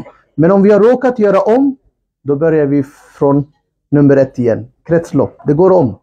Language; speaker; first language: Swedish; non-native, fluent; Urdu